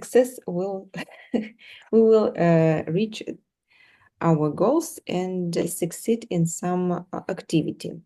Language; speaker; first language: English; non-native, fluent; Russian